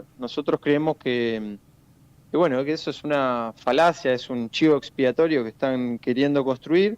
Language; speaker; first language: Spanish; native; Spanish